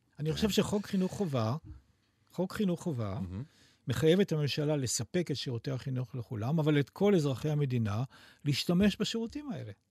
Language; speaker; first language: Hebrew; native; Hebrew